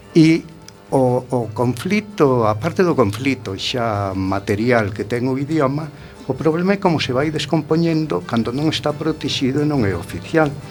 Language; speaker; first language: Galician; native; Galician